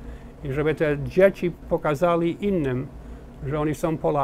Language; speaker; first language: Polish; early bilingual, heritage; Polish